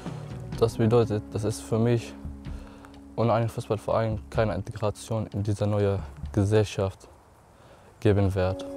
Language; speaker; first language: German; non-native, learner; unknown